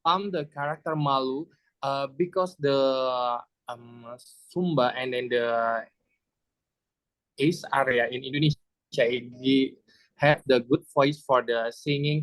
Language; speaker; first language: English; non-native, learner; Indonesian